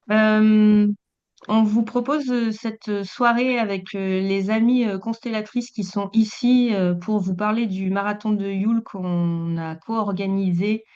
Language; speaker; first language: French; native; French